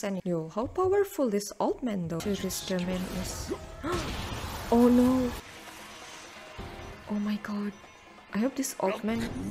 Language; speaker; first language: English; non-native, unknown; Indonesian